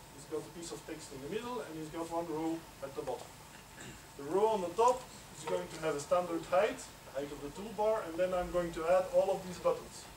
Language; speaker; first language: English; non-native, fluent; Dutch